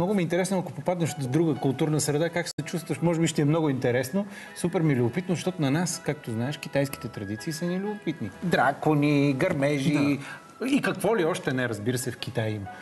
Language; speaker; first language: Bulgarian; native; Bulgarian